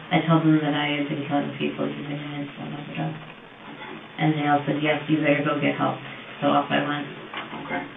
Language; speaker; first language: English; native; English